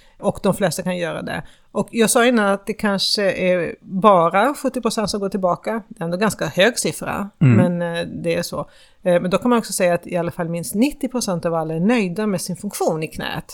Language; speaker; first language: Swedish; native; Swedish